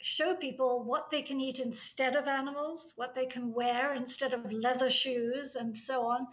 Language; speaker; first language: English; native; English